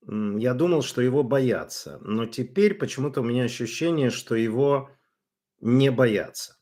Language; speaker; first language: Russian; native; Russian